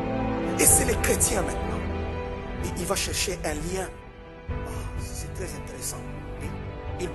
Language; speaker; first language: French; non-native, local second language; Haitian Creole